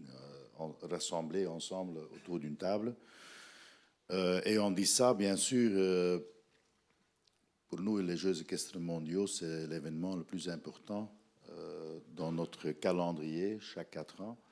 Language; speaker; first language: French; non-native, fluent; Dutch